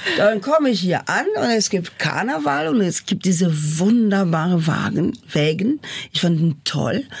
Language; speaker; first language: German; non-native, fluent; Portuguese